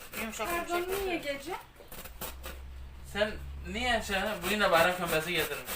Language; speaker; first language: Turkish; native; Turkish